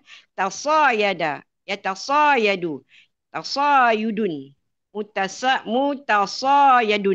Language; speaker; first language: Arabic; non-native, learner; Malay